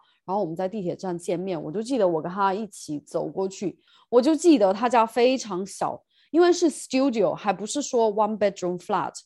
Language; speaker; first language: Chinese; native; Chinese